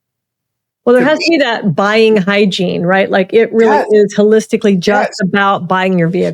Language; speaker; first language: English; native; English